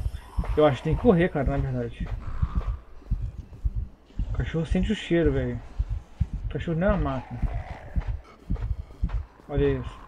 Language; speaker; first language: Portuguese; native; Portuguese